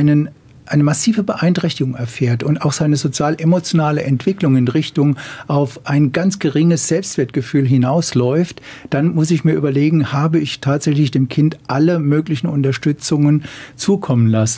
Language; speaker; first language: German; native; German